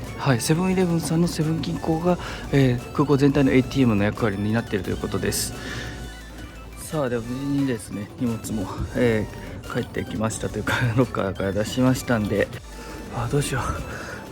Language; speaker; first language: Japanese; native; Japanese